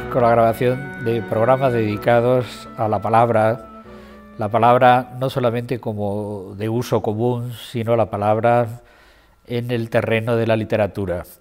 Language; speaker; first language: Spanish; native; Spanish